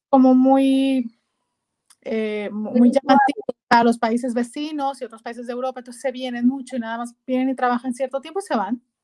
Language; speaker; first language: Spanish; native; Spanish